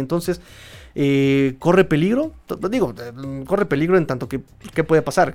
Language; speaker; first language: Spanish; native; Spanish